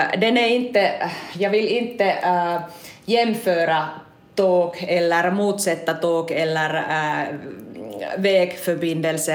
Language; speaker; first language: Swedish; non-native, local second language; Finnish